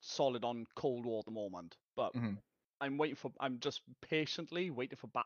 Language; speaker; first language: English; native; English